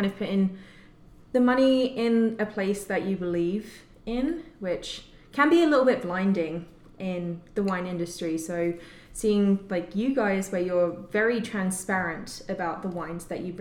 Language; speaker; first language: English; native; English